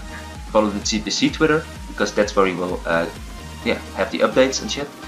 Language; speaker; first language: English; non-native, fluent; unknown